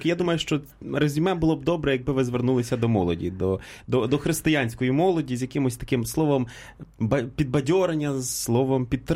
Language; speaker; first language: Ukrainian; native; Ukrainian